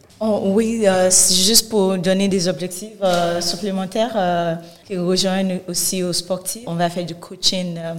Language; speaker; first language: French; non-native, fluent; Yoruba